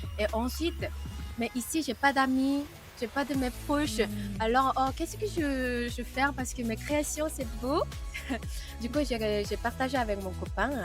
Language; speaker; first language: French; non-native, fluent; Korean